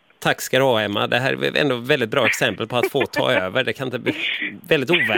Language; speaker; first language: Swedish; native; Swedish